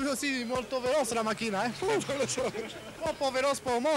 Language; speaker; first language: Italian; non-native, learner; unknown